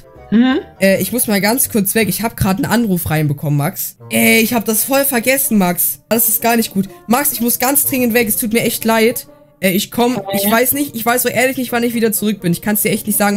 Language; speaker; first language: German; native; German